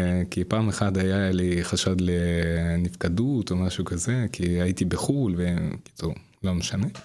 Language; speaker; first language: Hebrew; non-native, fluent; Russian